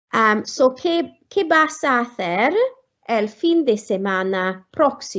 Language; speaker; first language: Spanish; non-native, fluent; Welsh